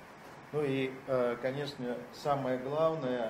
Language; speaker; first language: Russian; native; Russian